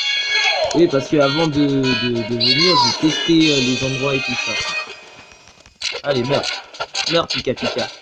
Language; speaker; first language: French; native; French